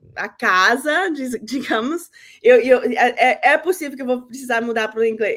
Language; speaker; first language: Portuguese; early bilingual, heritage; Portuguese